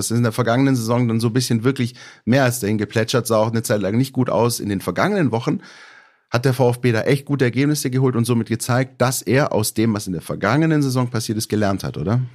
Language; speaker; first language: German; native; German